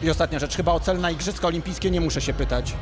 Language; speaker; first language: Polish; native; Polish